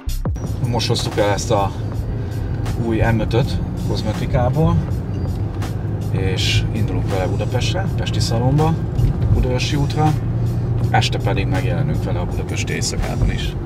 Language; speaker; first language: Hungarian; native; Hungarian